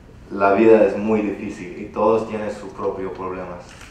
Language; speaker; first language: Spanish; early bilingual, other home language; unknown